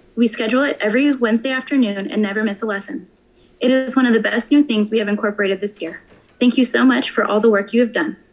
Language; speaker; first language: English; native; English